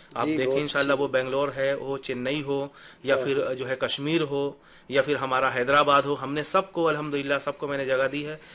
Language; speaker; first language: Hindi; native; Hindi